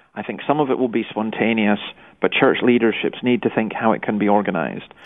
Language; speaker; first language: English; native; English